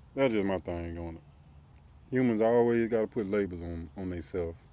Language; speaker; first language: English; native; English